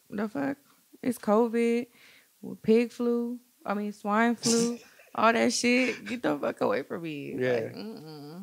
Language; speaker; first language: English; native; English